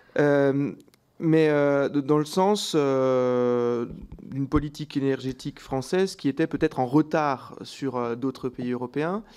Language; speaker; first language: French; native; French